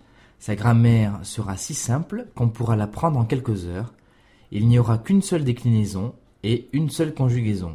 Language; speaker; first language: French; native; French